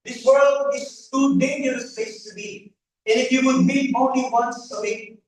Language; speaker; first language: English; non-native, local second language; Filipino